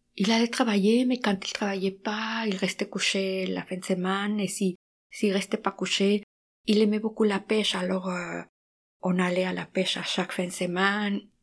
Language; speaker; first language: French; non-native, fluent; Spanish